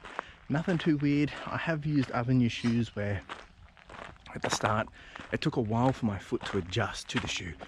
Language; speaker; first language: English; native; English